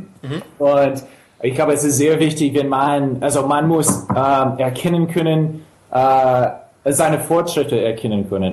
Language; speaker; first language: German; non-native, fluent; English